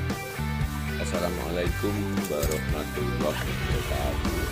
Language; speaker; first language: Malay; non-native, local second language; Javanese